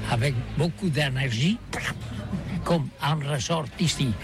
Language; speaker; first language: French; non-native, learner; Catalan